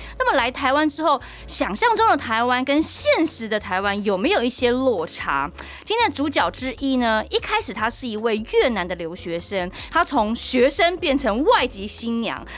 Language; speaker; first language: Chinese; native; Chinese